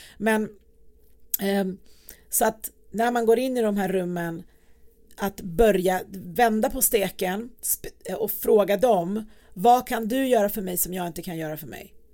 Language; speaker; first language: Swedish; early bilingual, other home language; Persian